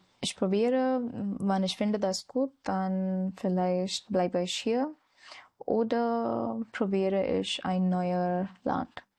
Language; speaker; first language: German; non-native, learner; Marathi